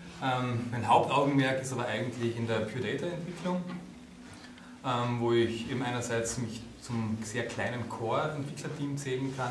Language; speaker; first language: German; native; German